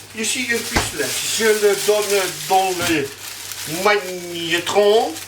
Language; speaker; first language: French; non-native, learner; Dutch